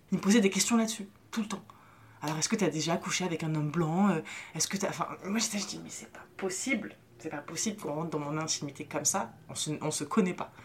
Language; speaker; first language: French; early bilingual, other home language; Arabic